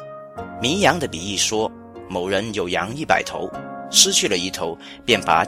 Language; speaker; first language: Chinese; native; Chinese